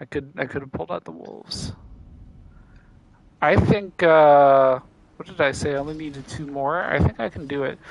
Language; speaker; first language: English; native; English